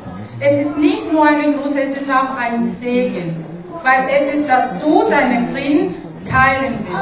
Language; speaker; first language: German; non-native, fluent; Spanish